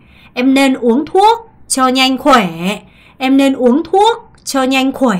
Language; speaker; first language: Vietnamese; non-native, fluent; Korean